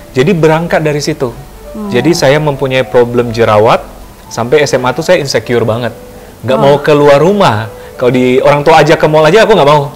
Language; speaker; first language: Indonesian; native; Indonesian